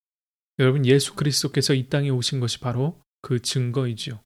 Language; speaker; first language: Korean; native; Korean